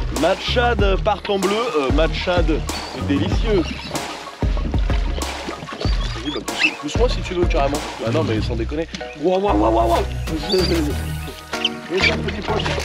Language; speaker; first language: French; native; French